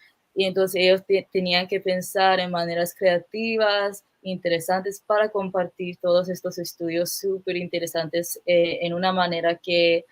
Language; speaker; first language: Spanish; non-native, fluent; English